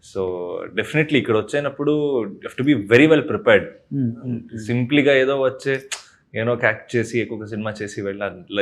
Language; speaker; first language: Telugu; non-native, fluent; Kannada